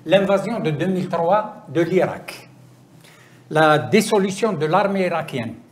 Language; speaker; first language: French; non-native, local second language; Arabic